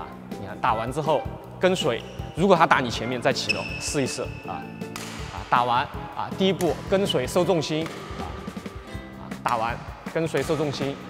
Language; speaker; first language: Chinese; native; Chinese